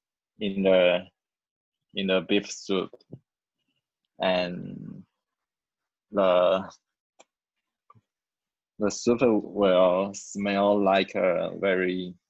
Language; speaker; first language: English; non-native, learner; Chinese